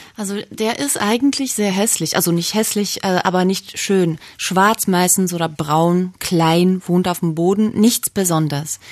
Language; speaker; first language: German; non-native, fluent; English